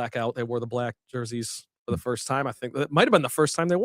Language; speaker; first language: English; native; English